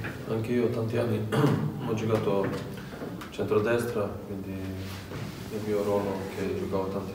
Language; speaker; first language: Italian; non-native, fluent; Serbian